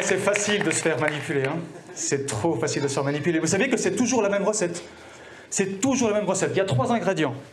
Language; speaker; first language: French; native; French